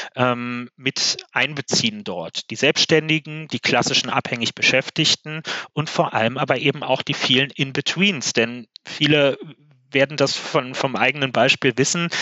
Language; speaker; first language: German; native; German